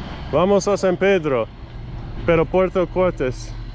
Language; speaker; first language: Spanish; non-native, learner; English